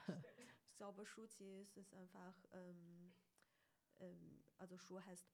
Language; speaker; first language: German; non-native, learner; Chinese